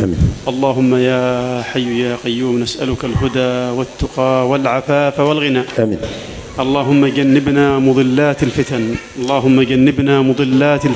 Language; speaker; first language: Arabic; native; Arabic